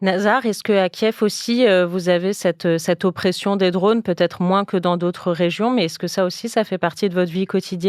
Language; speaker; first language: French; native; French